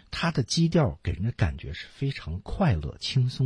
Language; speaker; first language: Chinese; native; Chinese